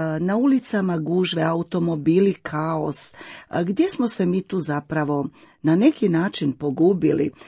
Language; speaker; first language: Croatian; native; Croatian